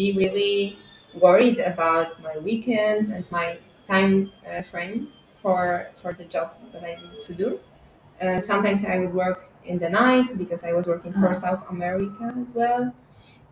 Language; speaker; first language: English; non-native, fluent; Polish